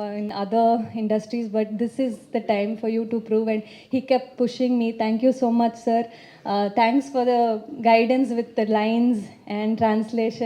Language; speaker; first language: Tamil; non-native, learner; Kannada